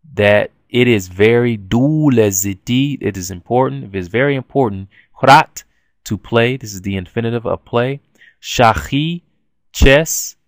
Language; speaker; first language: English; native; English